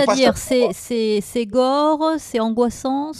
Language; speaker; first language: French; native; French